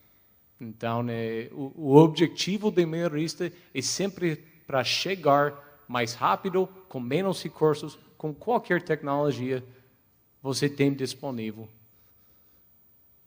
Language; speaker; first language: Portuguese; non-native, fluent; English